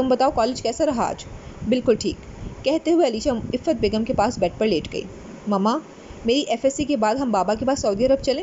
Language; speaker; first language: Urdu; native; Urdu